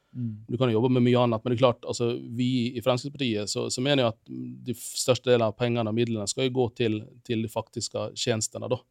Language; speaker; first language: Norwegian; non-native, fluent; Finnish